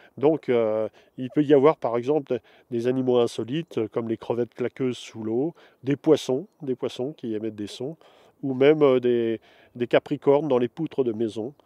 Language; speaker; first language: French; native; French